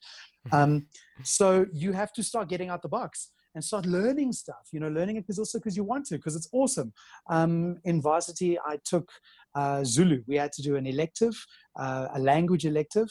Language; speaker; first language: English; native; English